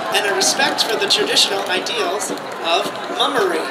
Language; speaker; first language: English; native; English